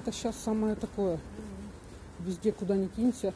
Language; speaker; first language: Russian; native; Russian